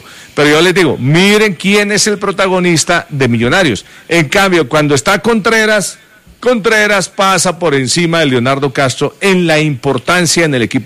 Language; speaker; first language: Spanish; native; Spanish